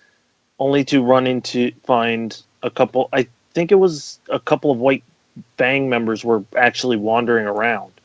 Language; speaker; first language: English; native; English